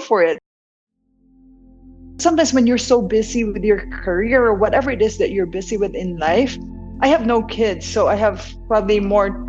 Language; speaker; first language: English; non-native, local second language; Hiligaynon